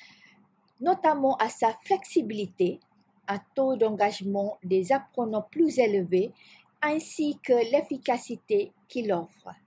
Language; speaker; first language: French; non-native, fluent; Malay